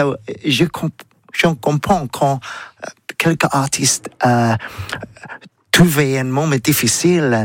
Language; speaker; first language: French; non-native, learner; English